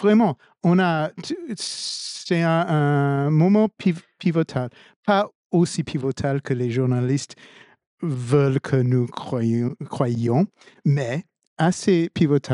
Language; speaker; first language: French; non-native, fluent; English